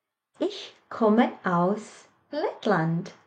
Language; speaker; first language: German; non-native, fluent; Latvian